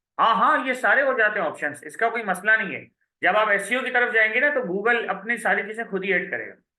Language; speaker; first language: Urdu; native; Urdu